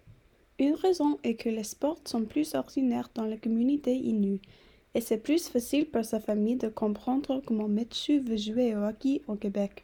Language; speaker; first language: French; non-native, learner; English